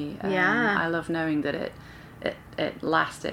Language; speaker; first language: English; native; English